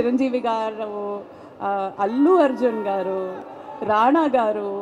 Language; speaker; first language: Telugu; non-native, learner; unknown